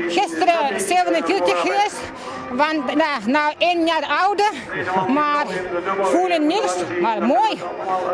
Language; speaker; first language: Dutch; non-native, learner; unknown